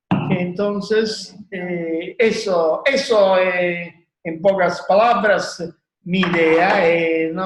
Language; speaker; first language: Spanish; non-native, learner; Italian